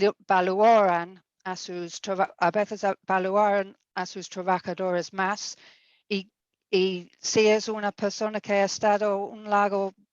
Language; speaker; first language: Spanish; non-native, fluent; English